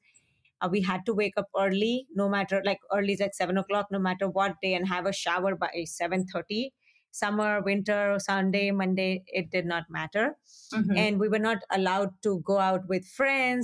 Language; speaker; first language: English; non-native, local second language; Hindi